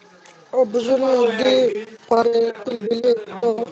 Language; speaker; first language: Italian; non-native, learner; Bangla